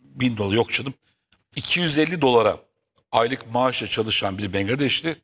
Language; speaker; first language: Turkish; native; Turkish